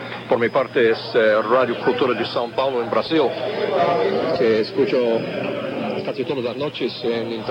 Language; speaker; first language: Spanish; non-native, fluent; English